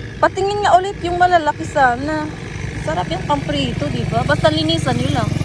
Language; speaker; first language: Filipino; non-native, local second language; Cebuano